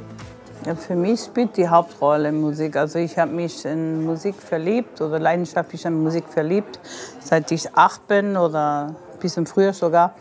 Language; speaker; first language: German; non-native, fluent; English